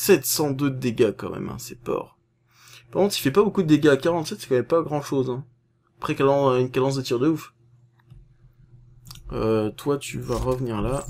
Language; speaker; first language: French; native; French